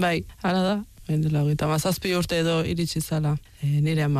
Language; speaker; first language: Basque; early bilingual, other home language; Spanish